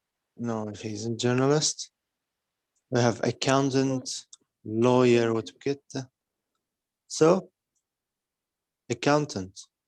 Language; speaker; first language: English; non-native, fluent; Uzbek